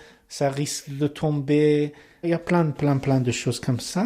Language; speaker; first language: French; non-native, learner; Persian